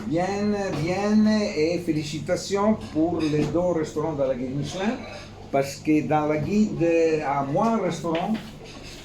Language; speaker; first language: French; non-native, fluent; Italian